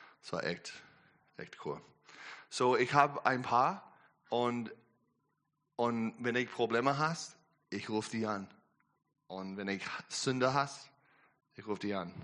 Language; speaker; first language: German; non-native, learner; English